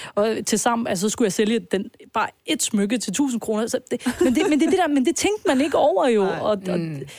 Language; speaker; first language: Danish; early bilingual, other home language; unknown